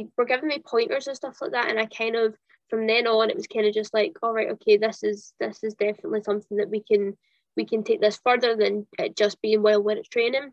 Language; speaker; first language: English; native; English